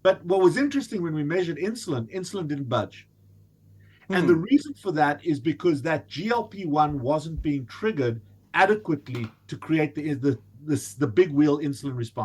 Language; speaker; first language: English; native; English